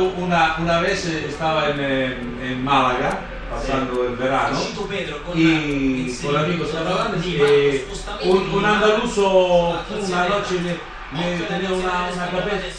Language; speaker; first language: Spanish; non-native, learner; Italian